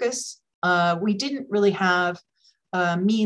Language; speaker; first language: English; native; English